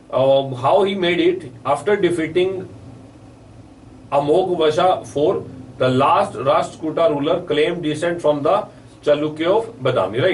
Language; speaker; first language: English; non-native, local second language; Hindi